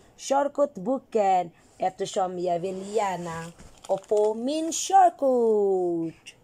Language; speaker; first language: Swedish; non-native, learner; Filipino